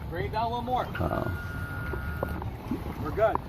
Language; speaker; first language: English; non-native, fluent; Lao